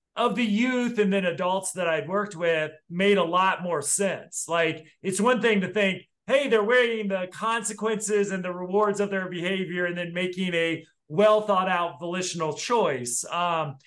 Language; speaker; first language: English; native; English